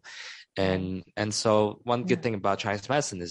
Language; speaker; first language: English; non-native, local second language; Cantonese